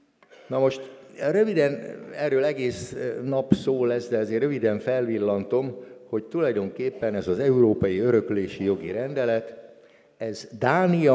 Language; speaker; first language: Hungarian; native; Hungarian